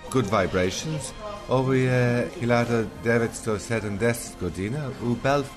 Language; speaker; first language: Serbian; non-native, learner; English